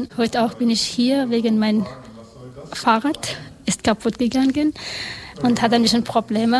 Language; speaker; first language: German; non-native, learner; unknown